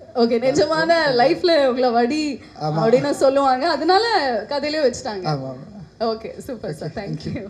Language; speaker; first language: Tamil; native; Tamil